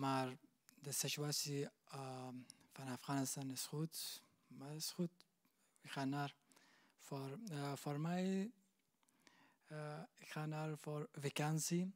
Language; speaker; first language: Dutch; non-native, learner; Persian